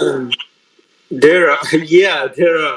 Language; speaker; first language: English; non-native, learner; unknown